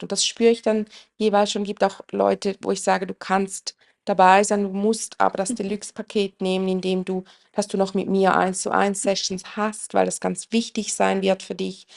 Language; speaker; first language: German; native; German